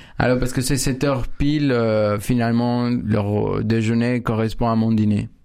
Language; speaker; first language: French; non-native, fluent; Spanish